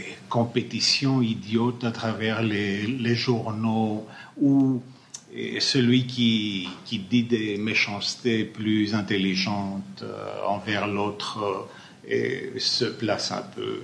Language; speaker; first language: French; non-native, fluent; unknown